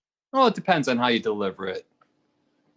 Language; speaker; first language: English; native; English